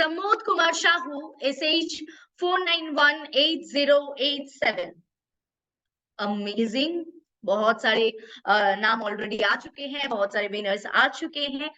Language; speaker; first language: Hindi; native; Hindi